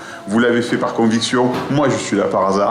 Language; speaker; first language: French; native; French